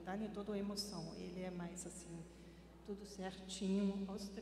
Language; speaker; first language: Portuguese; non-native, fluent; German